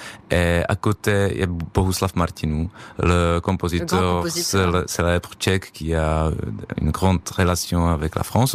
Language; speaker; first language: French; non-native, fluent; Czech